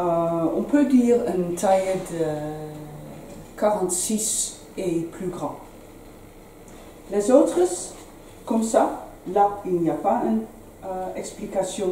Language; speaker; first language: French; non-native, learner; Dutch